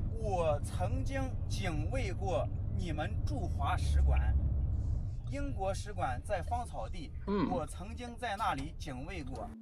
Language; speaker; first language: Chinese; native; Chinese